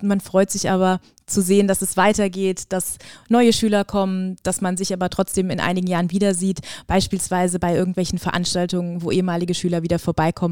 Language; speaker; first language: German; native; German